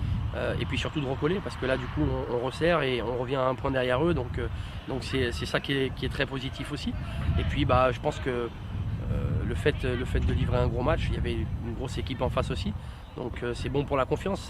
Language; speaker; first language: French; native; French